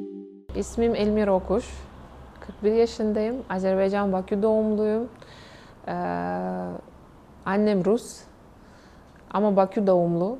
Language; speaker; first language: Turkish; non-native, fluent; Russian